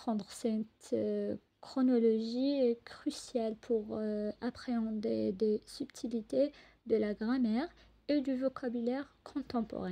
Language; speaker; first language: French; non-native, local second language; Arabic